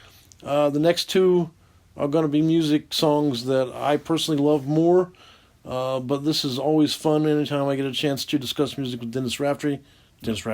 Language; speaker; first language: English; native; English